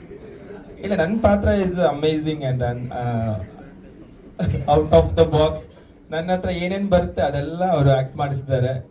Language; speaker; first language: Kannada; non-native, learner; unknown